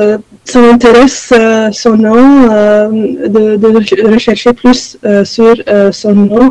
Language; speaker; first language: French; non-native, fluent; Arabic